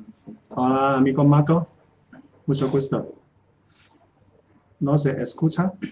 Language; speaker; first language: Spanish; non-native, learner; Chinese